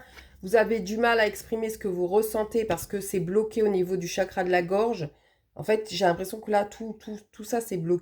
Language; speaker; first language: French; native; French